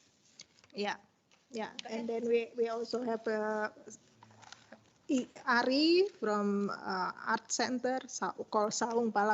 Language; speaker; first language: English; non-native, fluent; Indonesian